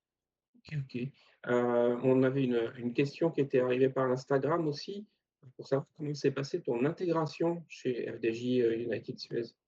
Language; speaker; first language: French; native; French